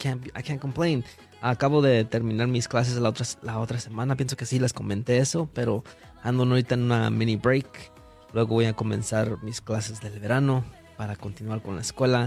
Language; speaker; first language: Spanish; early bilingual, heritage; Spanish